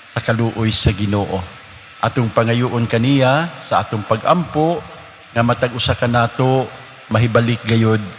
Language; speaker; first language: Cebuano; native; Cebuano